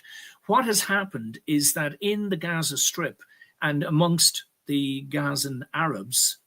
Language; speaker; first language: English; native; English